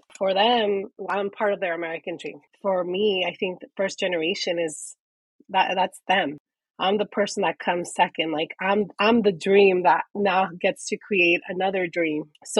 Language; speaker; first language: English; native; English